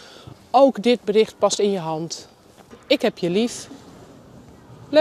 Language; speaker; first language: Dutch; native; Dutch